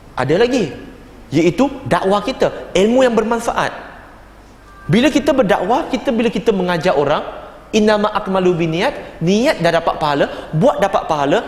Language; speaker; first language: Malay; non-native, local second language; Chinese